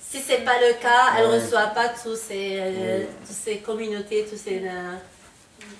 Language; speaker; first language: French; non-native, local second language; Arabic